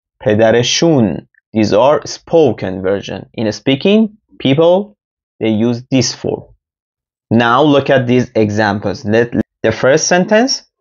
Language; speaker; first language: English; non-native, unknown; Persian